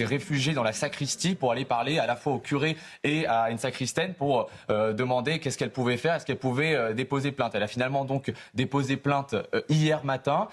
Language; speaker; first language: French; native; French